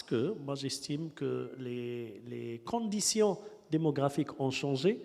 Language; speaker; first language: French; non-native, local second language; Arabic